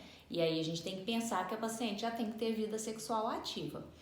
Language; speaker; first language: Portuguese; native; Portuguese